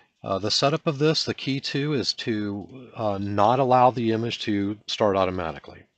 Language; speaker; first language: English; native; English